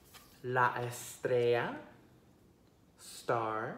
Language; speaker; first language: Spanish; non-native, fluent; English